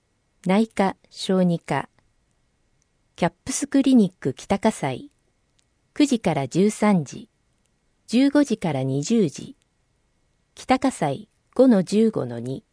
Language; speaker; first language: Japanese; native; Japanese